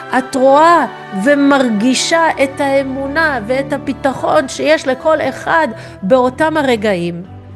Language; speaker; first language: Hebrew; non-native, fluent; English